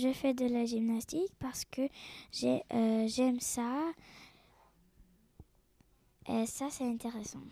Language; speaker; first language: French; non-native, learner; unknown